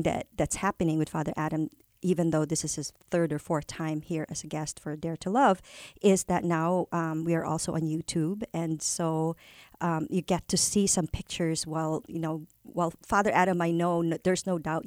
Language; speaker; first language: English; non-native, local second language; Filipino